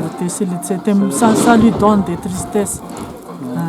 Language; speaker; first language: French; non-native, local second language; Malagasy